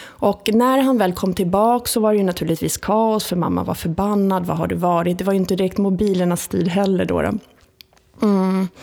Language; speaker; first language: Swedish; early bilingual, other home language; Italian